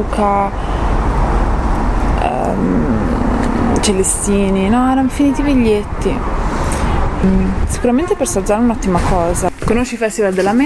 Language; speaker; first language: Italian; native; Italian